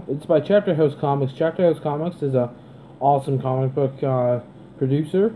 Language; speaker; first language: English; native; English